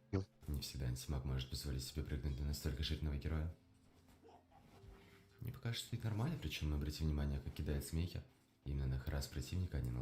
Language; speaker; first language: Russian; native; Russian